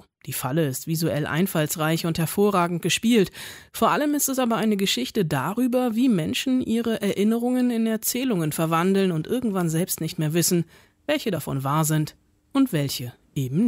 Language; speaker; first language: German; native; German